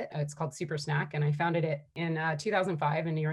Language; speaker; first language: English; native; English